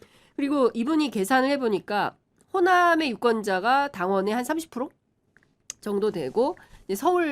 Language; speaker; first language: Korean; native; Korean